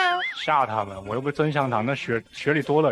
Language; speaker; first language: Chinese; native; Chinese